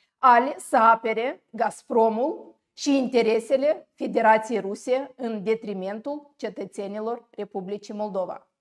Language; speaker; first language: Romanian; native; Romanian